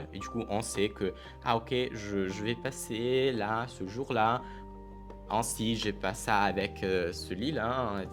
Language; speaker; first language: French; non-native, learner; Italian